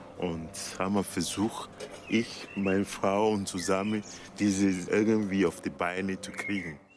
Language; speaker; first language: German; non-native, learner; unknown